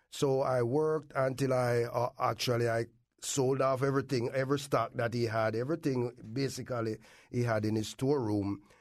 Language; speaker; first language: English; native; English